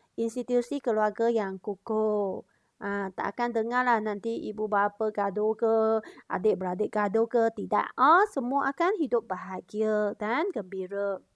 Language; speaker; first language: Malay; non-native, local second language; Chinese